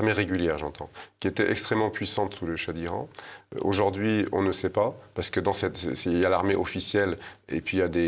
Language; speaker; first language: French; native; French